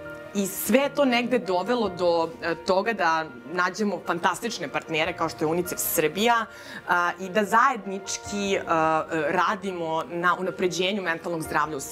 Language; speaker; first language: Serbian; native; Serbian